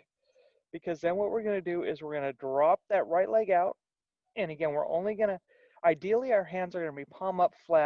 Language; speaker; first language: English; native; English